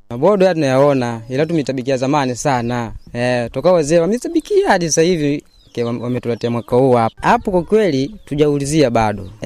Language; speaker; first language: Swahili; non-native, local second language; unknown